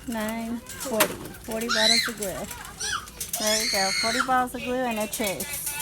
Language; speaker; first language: English; native; English